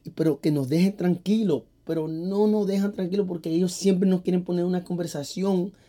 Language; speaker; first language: Spanish; early bilingual, heritage; Spanish